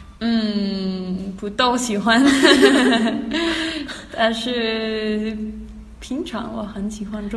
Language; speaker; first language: Chinese; non-native, learner; Danish